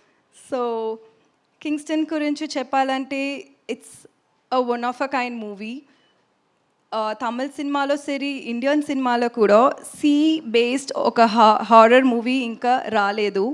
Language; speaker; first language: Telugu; non-native, learner; Tamil